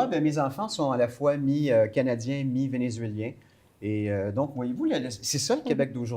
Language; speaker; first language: French; native; French